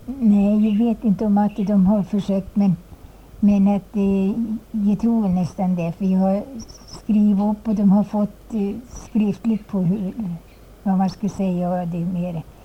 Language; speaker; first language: Swedish; native; Swedish